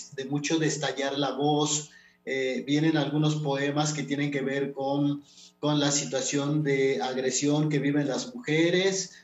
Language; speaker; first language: Spanish; non-native, local second language; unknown